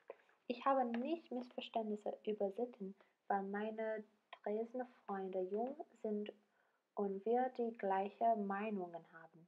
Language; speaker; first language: German; non-native, learner; English